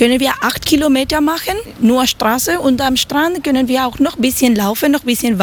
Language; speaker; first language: German; non-native, learner; Spanish